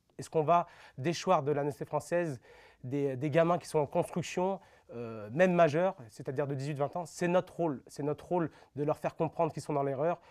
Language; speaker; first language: French; native; French